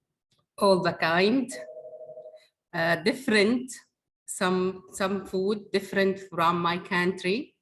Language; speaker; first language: English; non-native, learner; Arabic